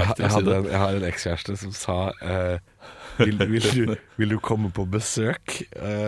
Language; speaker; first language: Norwegian; native; Norwegian